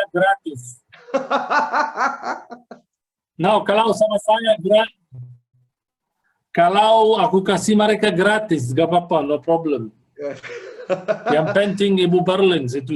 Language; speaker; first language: Indonesian; non-native, fluent; Arabic